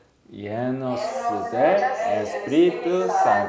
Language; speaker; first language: Spanish; non-native, learner; Korean